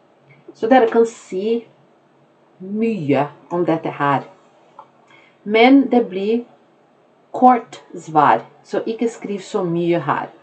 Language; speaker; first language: Norwegian; non-native, fluent; Portuguese